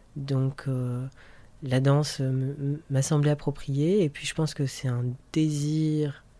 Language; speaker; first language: French; native; French